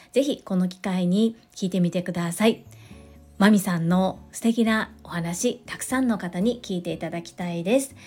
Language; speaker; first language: Japanese; native; Japanese